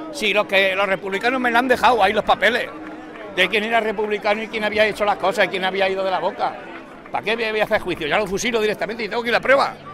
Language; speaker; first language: Spanish; native; Spanish